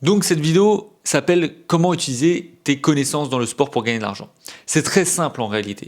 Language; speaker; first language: French; native; French